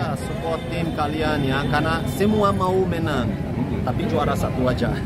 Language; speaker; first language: Indonesian; non-native, fluent; Portuguese